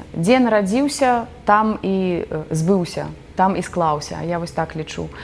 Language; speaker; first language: Belarusian; native; Belarusian